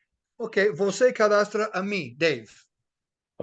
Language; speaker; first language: Portuguese; non-native, learner; English